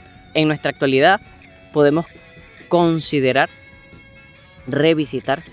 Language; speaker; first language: Spanish; native; Spanish